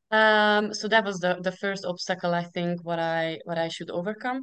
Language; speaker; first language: English; non-native, fluent; Hungarian